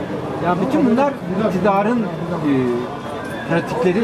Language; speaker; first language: Turkish; native; Turkish